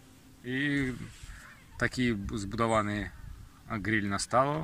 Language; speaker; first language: Polish; non-native, learner; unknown